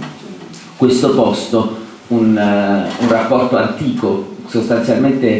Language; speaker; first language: Italian; native; Italian